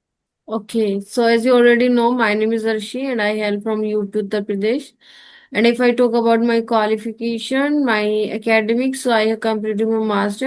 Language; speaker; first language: English; non-native, learner; Hindi